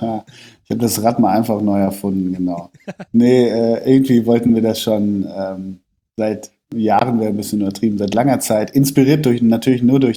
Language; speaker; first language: German; native; German